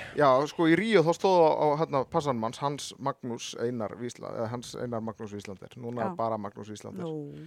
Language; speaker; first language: Icelandic; native; Icelandic